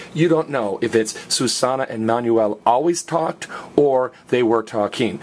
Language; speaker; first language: English; native; English